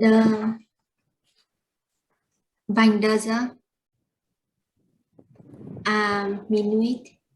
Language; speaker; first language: French; non-native, learner; Vietnamese